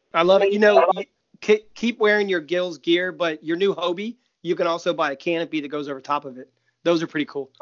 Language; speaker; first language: English; native; English